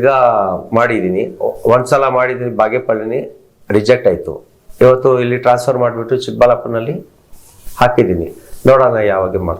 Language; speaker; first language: Kannada; non-native, local second language; Telugu